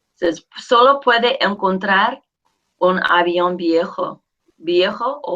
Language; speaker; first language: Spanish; non-native, fluent; English